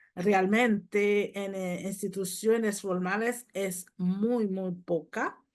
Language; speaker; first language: Spanish; non-native, fluent; Haitian Creole